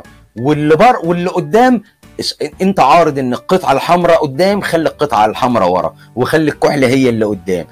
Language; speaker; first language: Arabic; native; Arabic